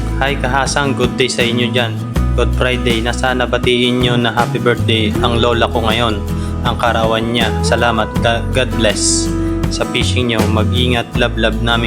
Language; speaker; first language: Filipino; native; Filipino